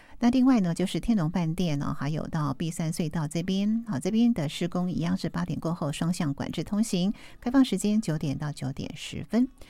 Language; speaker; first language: Chinese; native; Chinese